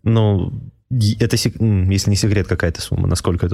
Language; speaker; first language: Russian; native; Russian